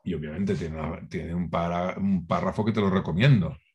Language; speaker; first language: Spanish; non-native, local second language; Catalan